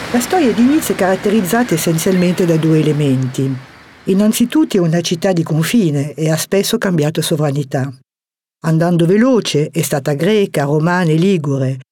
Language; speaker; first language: Italian; non-native, fluent; French